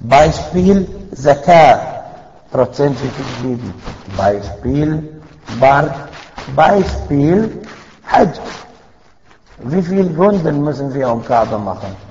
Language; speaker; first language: German; non-native, fluent; Arabic